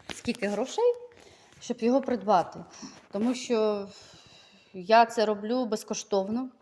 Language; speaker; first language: Ukrainian; native; Ukrainian